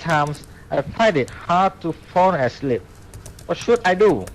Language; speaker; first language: English; non-native, learner; Vietnamese